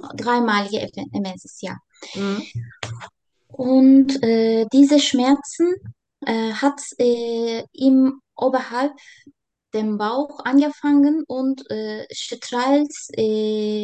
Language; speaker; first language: German; non-native, learner; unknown